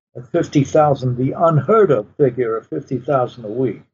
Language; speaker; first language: English; early bilingual, other home language; Polish